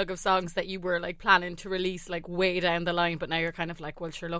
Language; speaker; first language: English; native; English